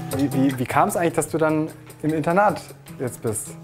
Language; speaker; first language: German; native; German